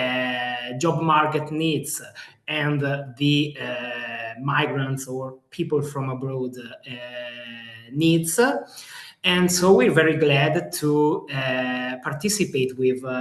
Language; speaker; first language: English; non-native, fluent; Italian